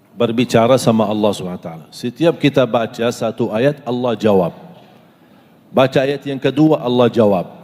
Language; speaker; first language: Indonesian; non-native, fluent; Arabic